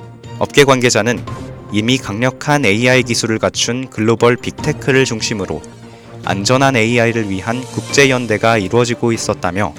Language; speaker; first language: Korean; native; Korean